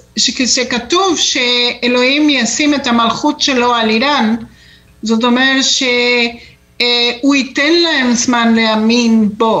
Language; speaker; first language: Hebrew; non-native, fluent; Spanish